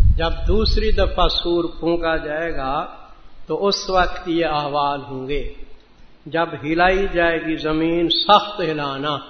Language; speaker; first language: Urdu; native; Urdu